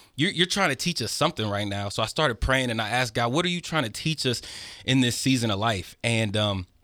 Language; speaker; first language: English; native; English